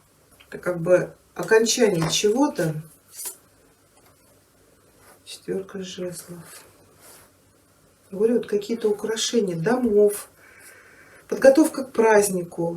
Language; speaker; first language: Russian; native; Russian